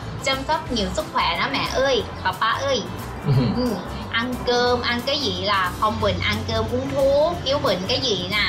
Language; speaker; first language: Vietnamese; non-native, learner; Thai